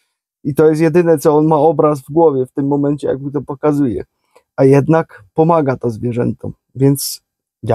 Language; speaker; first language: Polish; native; Polish